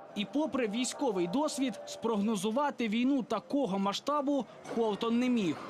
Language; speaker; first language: Ukrainian; native; Ukrainian